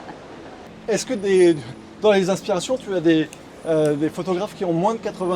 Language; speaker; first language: French; native; French